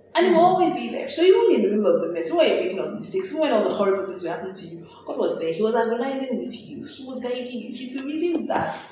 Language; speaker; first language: English; non-native, local second language; Yoruba